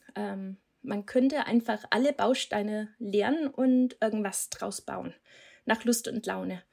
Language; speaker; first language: German; non-native, fluent; Danish